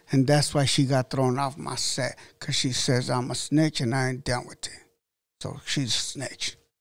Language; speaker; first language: English; early bilingual, other home language; Spanish